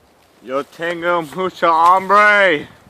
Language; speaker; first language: Spanish; non-native, learner; English